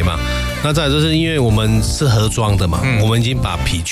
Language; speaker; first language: Chinese; native; Chinese